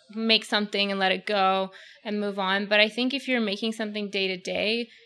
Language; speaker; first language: English; early bilingual, other home language; Russian